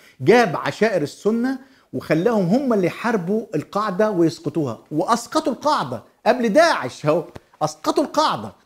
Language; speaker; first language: Arabic; native; Arabic